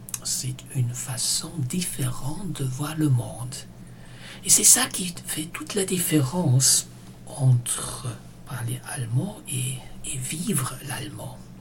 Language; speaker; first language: French; non-native, fluent; German